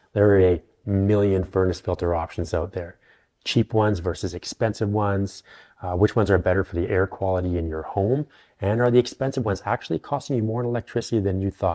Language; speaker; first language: English; native; English